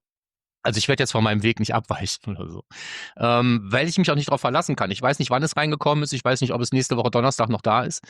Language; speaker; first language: German; native; German